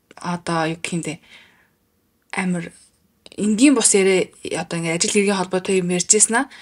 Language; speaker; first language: Mongolian; native; Mongolian